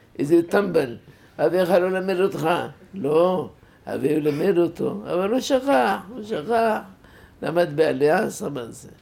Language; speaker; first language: Hebrew; non-native, fluent; Arabic